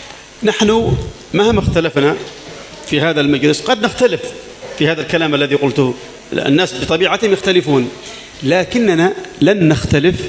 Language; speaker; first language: Arabic; native; Arabic